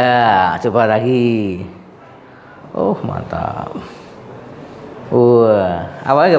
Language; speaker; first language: Indonesian; native; Indonesian